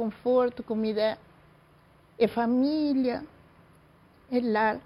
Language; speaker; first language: Portuguese; non-native, fluent; Spanish